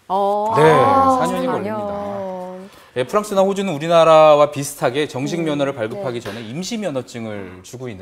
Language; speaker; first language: Korean; native; Korean